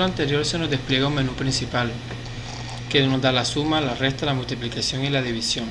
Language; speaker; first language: Spanish; native; Spanish